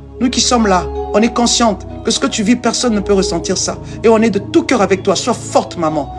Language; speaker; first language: French; non-native, local second language; Lingala